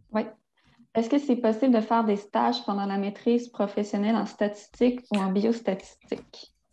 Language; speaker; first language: French; native; French